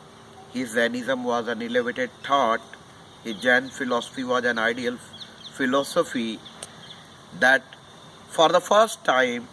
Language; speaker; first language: English; non-native, local second language; Hindi